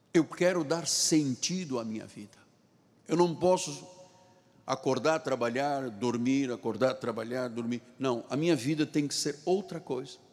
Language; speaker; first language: Portuguese; native; Portuguese